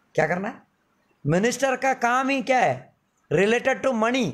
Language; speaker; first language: Hindi; non-native, local second language; Malayalam